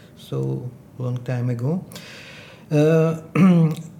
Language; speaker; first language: English; non-native, fluent; Ukrainian